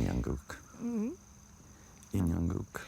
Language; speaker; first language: Korean; non-native, learner; English